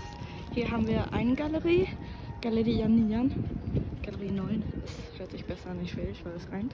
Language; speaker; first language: German; non-native, learner; Swedish